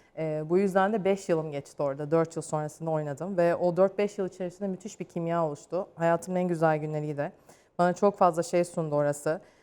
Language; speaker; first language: Turkish; native; Turkish